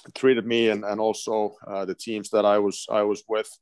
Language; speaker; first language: English; non-native, fluent; Finnish